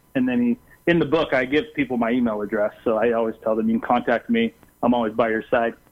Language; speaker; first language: English; non-native, fluent; Portuguese